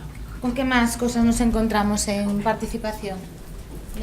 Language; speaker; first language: Spanish; native; Spanish